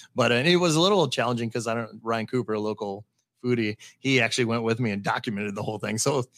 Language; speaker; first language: English; native; English